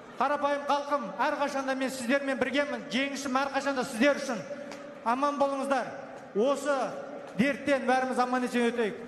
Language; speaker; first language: Kazakh; early bilingual, heritage; Kazakh